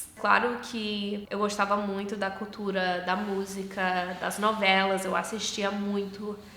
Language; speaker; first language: Portuguese; early bilingual, heritage; Portuguese